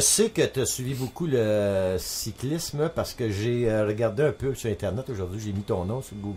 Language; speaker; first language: French; native; French